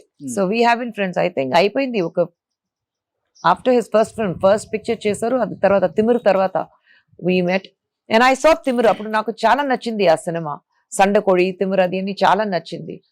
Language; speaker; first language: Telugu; non-native, fluent; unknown